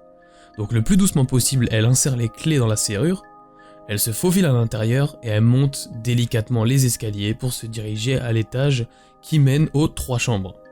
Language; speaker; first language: French; native; French